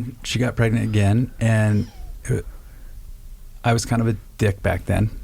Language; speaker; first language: English; native; English